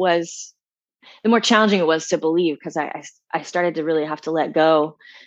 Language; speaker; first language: English; native; English